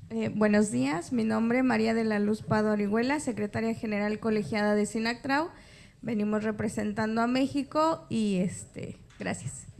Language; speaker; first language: Spanish; native; Spanish